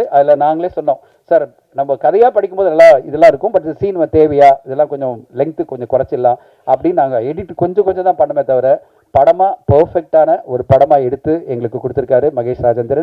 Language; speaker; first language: Tamil; native; Tamil